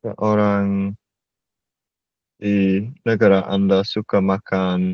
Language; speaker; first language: Indonesian; non-native, learner; English